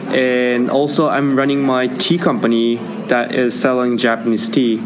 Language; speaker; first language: English; non-native, learner; Japanese